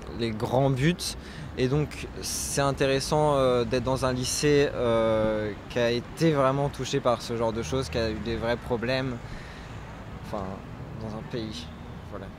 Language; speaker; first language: French; native; French